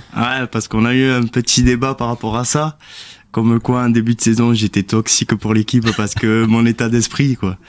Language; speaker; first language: French; native; French